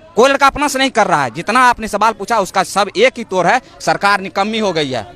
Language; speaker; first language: Hindi; native; Hindi